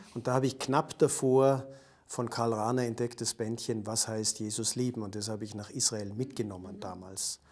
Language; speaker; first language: German; native; German